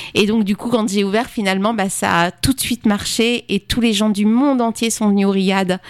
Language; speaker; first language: French; native; French